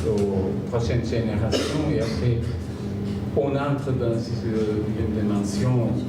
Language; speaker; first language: French; non-native, fluent; Portuguese